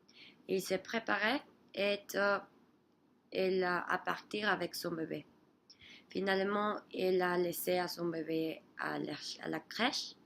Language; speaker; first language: French; non-native, learner; Spanish